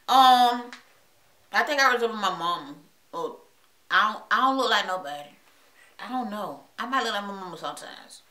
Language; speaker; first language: English; native; English